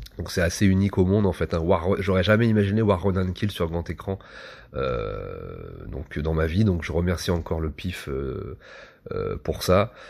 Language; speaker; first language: French; native; French